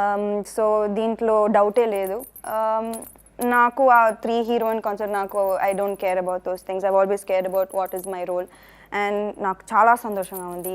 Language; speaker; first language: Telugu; non-native, fluent; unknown